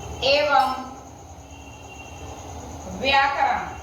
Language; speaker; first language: Hindi; native; Hindi